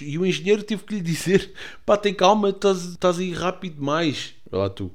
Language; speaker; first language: Portuguese; native; Portuguese